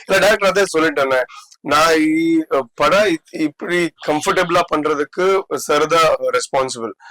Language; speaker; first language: Tamil; non-native, learner; Tulu